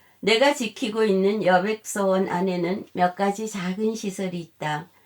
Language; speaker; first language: Korean; native; Korean